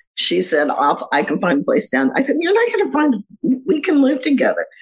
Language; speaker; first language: English; native; English